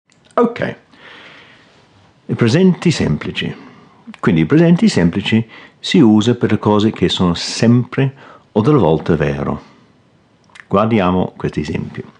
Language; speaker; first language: Italian; non-native, fluent; English